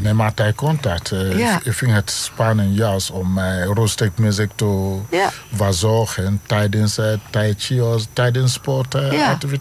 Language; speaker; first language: Dutch; non-native, fluent; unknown